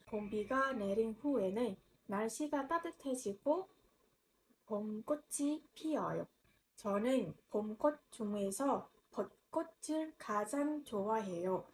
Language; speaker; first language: Korean; non-native, learner; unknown